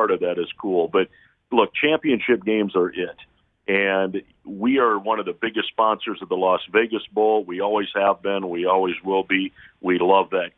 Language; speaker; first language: English; native; English